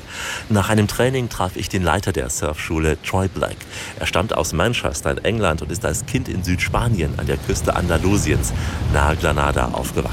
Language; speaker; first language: German; native; German